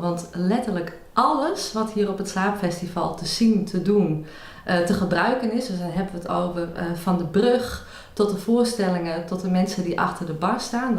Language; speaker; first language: Dutch; native; Dutch